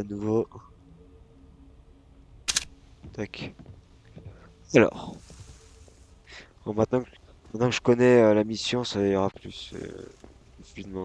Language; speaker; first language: French; native; French